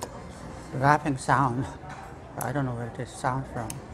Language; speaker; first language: English; non-native, fluent; Korean